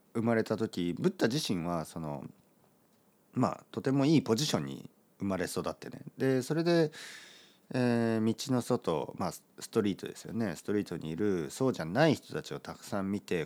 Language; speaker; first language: Japanese; native; Japanese